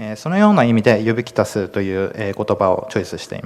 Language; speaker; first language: Japanese; native; Japanese